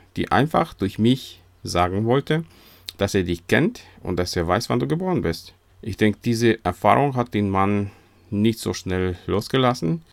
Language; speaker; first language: German; non-native, fluent; Russian